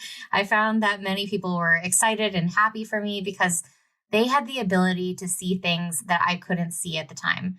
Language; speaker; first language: English; native; English